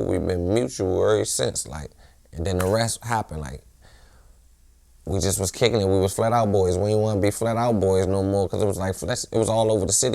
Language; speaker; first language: English; native; English